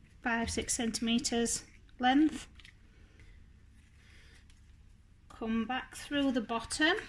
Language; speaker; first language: English; native; English